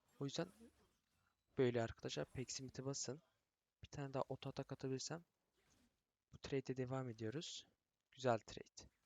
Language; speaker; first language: Turkish; early bilingual, heritage; Turkish